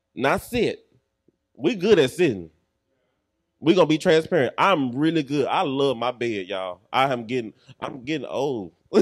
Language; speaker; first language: English; native; English